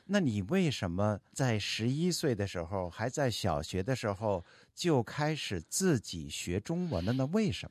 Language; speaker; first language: Chinese; native; Chinese